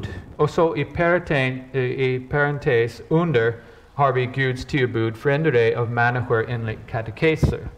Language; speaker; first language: Swedish; non-native, fluent; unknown